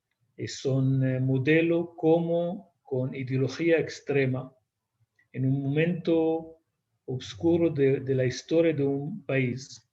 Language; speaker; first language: Spanish; non-native, fluent; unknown